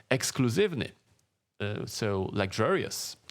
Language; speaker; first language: Polish; native; Polish